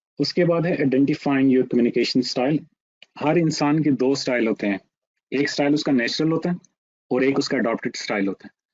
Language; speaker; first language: Urdu; native; Urdu